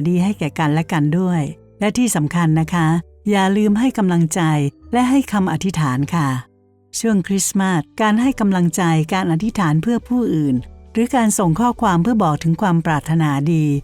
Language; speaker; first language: Thai; native; Thai